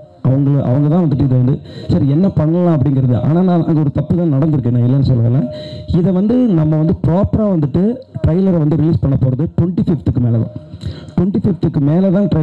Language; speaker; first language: Tamil; native; Tamil